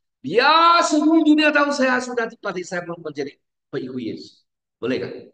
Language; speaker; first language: Malay; non-native, local second language; Chinese